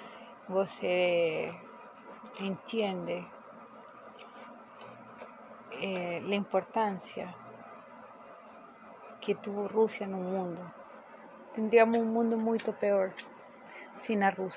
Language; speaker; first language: Portuguese; non-native, fluent; Spanish